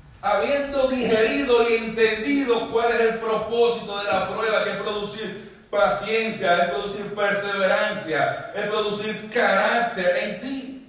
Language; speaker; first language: Spanish; native; Spanish